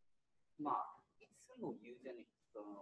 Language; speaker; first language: Japanese; non-native, learner; English